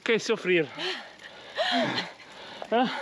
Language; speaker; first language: Spanish; non-native, learner; Italian